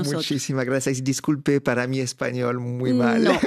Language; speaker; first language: Spanish; non-native, learner; French